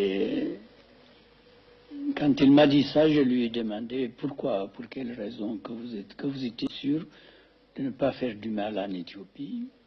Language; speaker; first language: French; non-native, fluent; Amharic